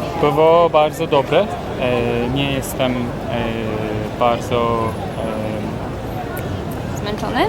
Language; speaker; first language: Polish; non-native, learner; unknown